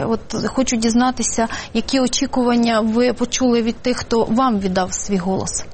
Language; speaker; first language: Ukrainian; native; Ukrainian